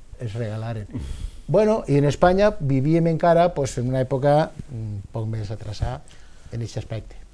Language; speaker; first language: Catalan; native; Catalan